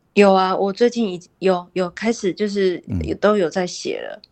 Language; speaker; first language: Chinese; native; Chinese